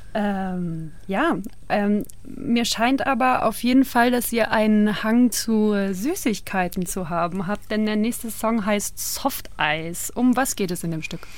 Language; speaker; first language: German; native; German